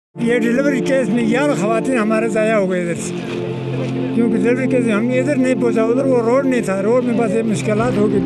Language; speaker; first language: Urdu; non-native, local second language; Shina